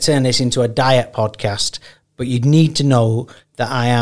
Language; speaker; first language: English; native; English